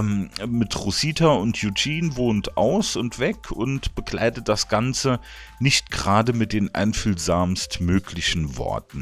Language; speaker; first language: German; native; German